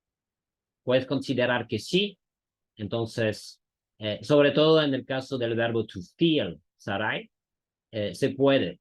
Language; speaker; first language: Spanish; non-native, fluent; French